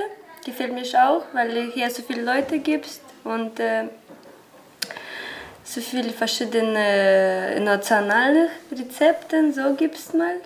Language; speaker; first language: German; non-native, learner; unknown